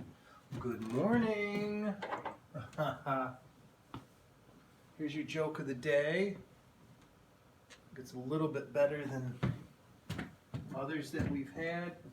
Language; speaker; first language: English; native; English